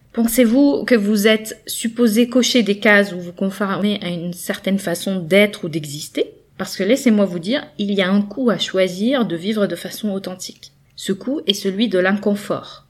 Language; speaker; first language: French; native; French